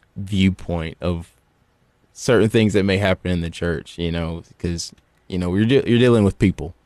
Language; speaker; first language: English; native; English